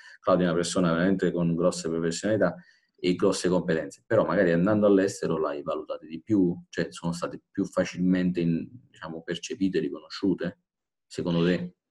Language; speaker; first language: Italian; native; Italian